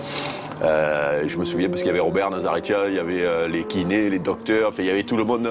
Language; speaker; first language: French; native; French